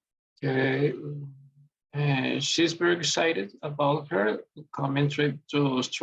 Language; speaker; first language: English; non-native, learner; Spanish